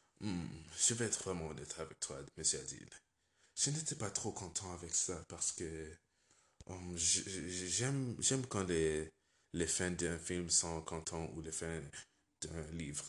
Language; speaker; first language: French; non-native, learner; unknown